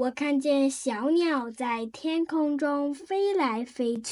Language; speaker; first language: Chinese; non-native, learner; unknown